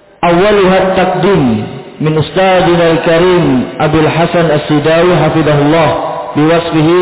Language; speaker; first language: Arabic; non-native, fluent; Indonesian